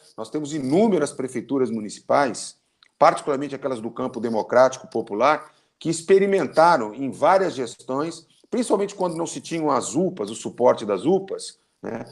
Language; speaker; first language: Portuguese; native; Portuguese